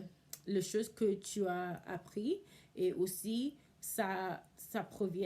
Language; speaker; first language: French; non-native, learner; English